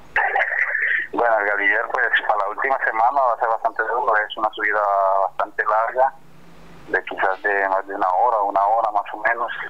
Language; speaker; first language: Spanish; native; Spanish